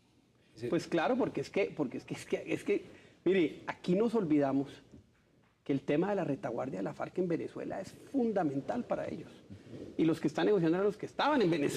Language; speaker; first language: Spanish; native; Spanish